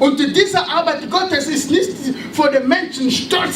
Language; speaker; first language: German; non-native, learner; French